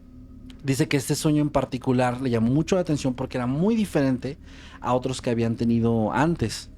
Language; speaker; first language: Spanish; native; Spanish